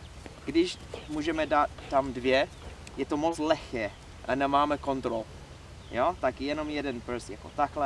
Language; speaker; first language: Czech; non-native, learner; English